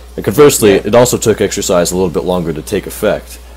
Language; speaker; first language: English; native; English